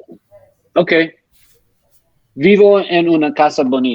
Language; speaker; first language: Spanish; non-native, learner; English